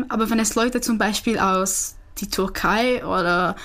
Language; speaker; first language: German; non-native, fluent; Czech